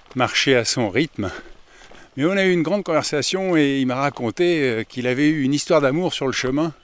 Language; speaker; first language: French; native; French